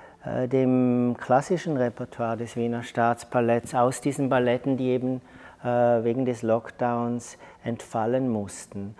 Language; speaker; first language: German; native; German